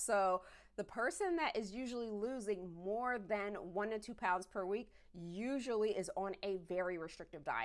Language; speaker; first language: English; native; English